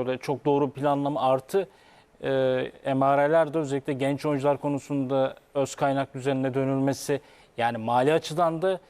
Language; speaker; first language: Turkish; native; Turkish